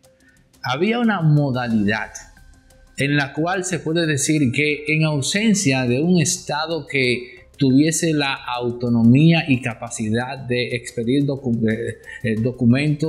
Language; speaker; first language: Spanish; native; Spanish